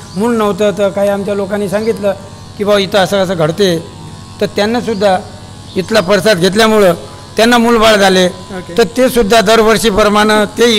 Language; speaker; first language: Marathi; non-native, local second language; Lambadi